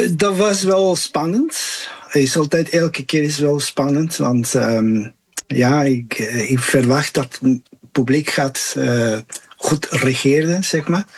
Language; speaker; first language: Dutch; non-native, fluent; Spanish